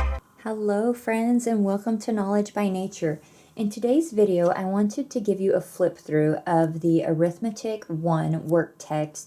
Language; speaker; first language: English; native; English